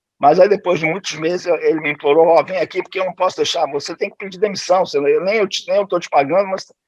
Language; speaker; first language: Portuguese; native; Portuguese